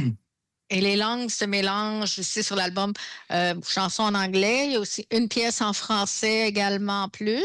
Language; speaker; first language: French; native; French